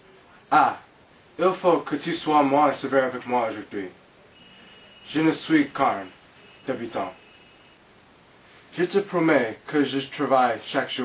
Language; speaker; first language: French; non-native, learner; English